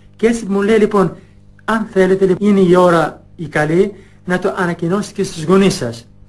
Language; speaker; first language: Greek; non-native, fluent; Albanian